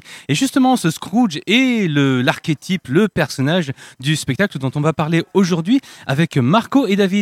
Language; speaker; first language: French; native; French